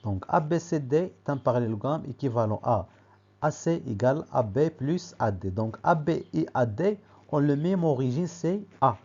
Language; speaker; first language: French; non-native, local second language; Arabic